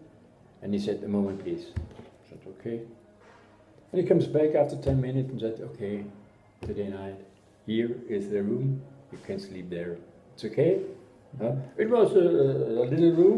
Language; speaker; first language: English; non-native, learner; German